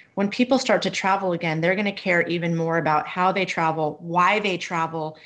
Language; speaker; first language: English; native; English